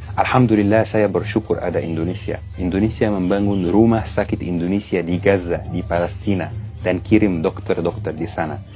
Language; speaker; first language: Indonesian; non-native, fluent; Arabic